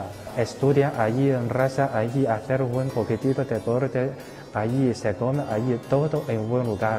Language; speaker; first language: Spanish; non-native, learner; Chinese